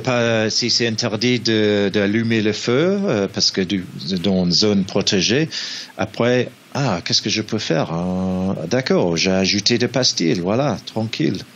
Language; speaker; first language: French; non-native, learner; English